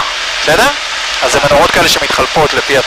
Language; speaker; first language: Hebrew; native; Hebrew